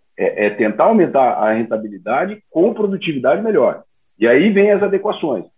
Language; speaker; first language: Portuguese; native; Portuguese